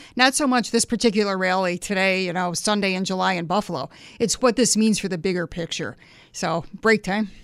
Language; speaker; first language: English; early bilingual, other home language; Italian